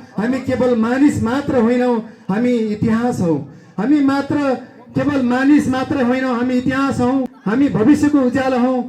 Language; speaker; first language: Nepali; non-native, local second language; Eastern Tamang